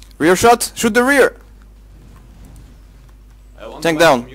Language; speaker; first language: English; non-native, fluent; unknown